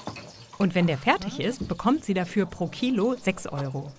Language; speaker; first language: German; native; German